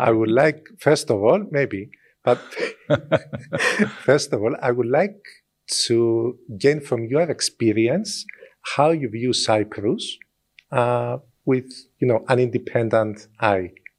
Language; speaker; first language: English; non-native, fluent; Greek